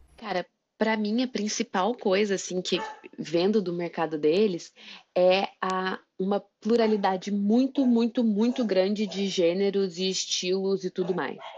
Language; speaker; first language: Portuguese; native; Portuguese